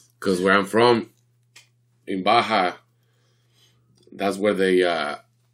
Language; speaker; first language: English; non-native, fluent; Spanish